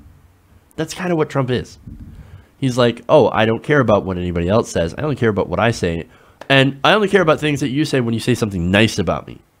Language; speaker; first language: English; native; English